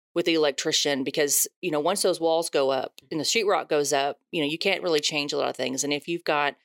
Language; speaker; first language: English; native; English